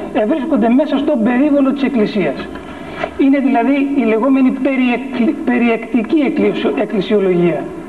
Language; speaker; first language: Greek; native; Greek